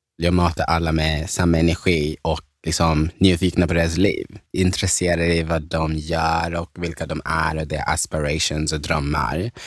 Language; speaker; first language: Swedish; early bilingual, other home language; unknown